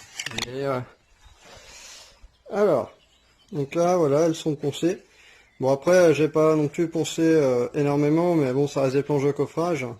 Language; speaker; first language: French; native; French